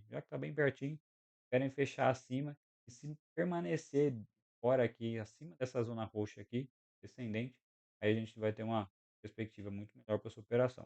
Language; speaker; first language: Portuguese; native; Portuguese